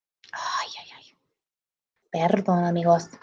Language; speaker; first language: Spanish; non-native, learner; English